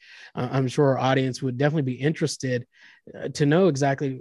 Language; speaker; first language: English; native; English